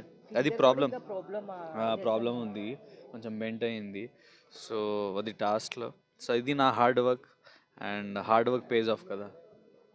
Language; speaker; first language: Telugu; non-native, local second language; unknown